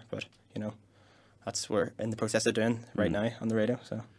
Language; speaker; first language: English; native; English